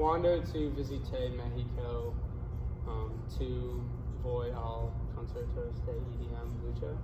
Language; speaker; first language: Spanish; non-native, learner; English